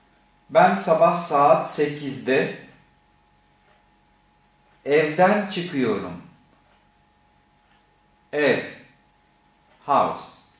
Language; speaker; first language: Turkish; non-native, fluent; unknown